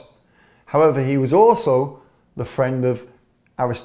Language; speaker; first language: English; native; English